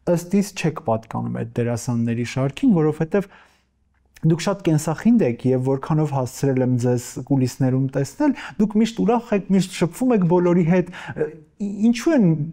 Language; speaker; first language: Armenian; native; Armenian